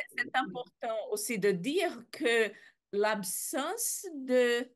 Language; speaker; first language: French; non-native, learner; Portuguese